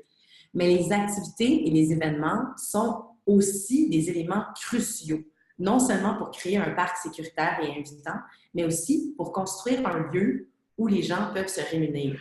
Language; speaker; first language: French; native; French